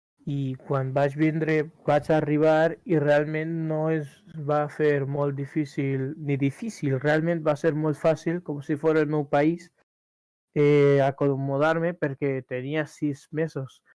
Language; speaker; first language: Catalan; early bilingual, other home language; Urdu